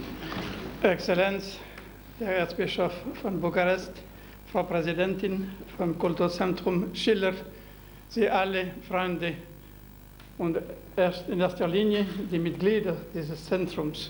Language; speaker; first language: German; non-native, local second language; French